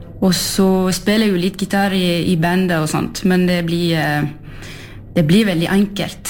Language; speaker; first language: Norwegian; early bilingual, heritage; French